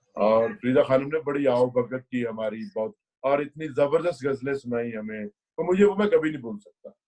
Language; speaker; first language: Urdu; non-native, local second language; Punjabi